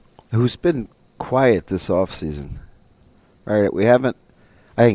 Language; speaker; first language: English; native; English